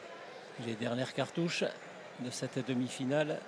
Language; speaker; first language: French; native; French